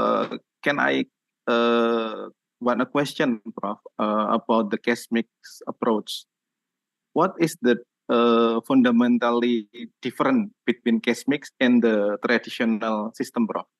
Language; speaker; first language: English; non-native, learner; Indonesian